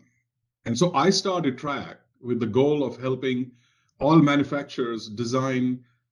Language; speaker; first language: English; non-native, local second language; Marathi